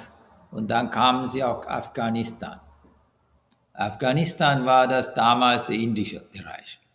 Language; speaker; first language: German; non-native, learner; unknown